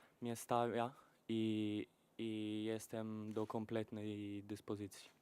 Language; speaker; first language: Polish; early bilingual, heritage; Polish